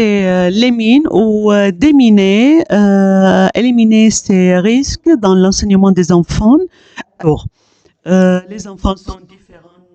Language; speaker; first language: French; non-native, fluent; Arabic